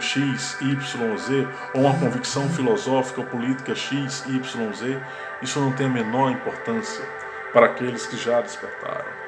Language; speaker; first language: Portuguese; native; Portuguese